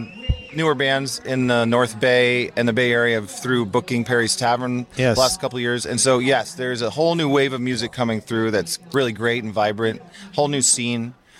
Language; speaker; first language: English; native; English